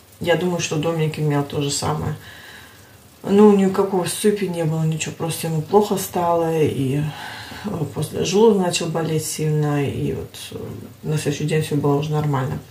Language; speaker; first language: Russian; early bilingual, heritage; Russian